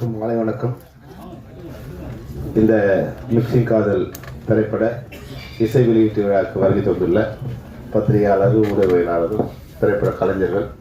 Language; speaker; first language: Tamil; native; Tamil